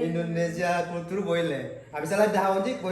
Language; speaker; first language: Turkish; non-native, learner; Indonesian